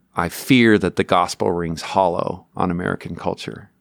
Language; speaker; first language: English; native; English